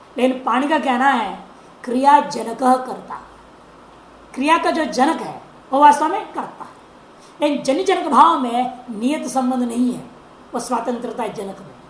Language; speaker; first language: Hindi; non-native, local second language; Marathi